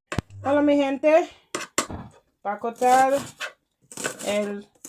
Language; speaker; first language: Spanish; non-native, learner; English